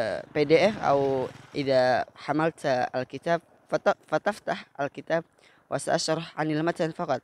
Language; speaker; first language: Arabic; non-native, fluent; Indonesian